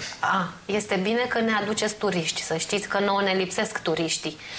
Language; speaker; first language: Romanian; native; Romanian